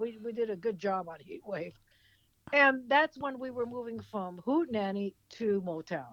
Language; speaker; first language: English; native; English